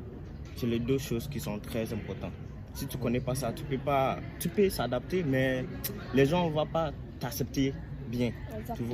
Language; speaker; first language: French; non-native, learner; English